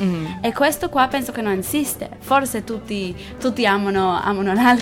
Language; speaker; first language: Italian; non-native, learner; English